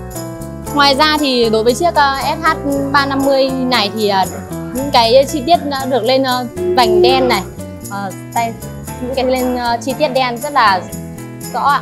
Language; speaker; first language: Vietnamese; native; Vietnamese